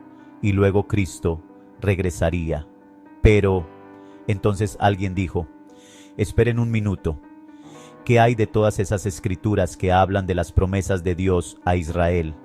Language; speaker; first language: Spanish; native; Spanish